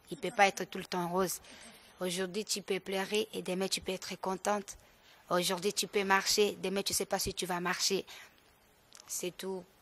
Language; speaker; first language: French; non-native, local second language; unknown